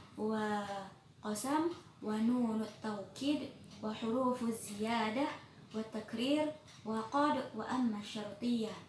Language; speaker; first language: Arabic; non-native, learner; Indonesian